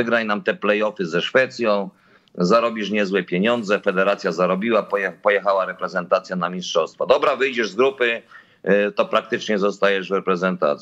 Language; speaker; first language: Polish; native; Polish